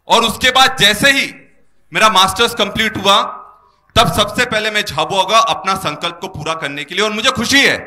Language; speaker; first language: Hindi; native; Hindi